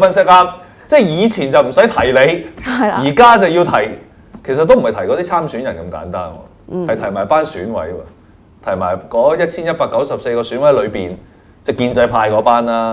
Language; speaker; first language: Cantonese; native; Cantonese